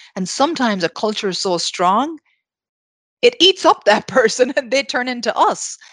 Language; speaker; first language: English; native; English